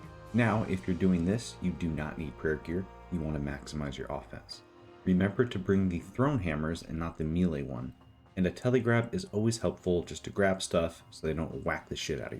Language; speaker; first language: English; native; English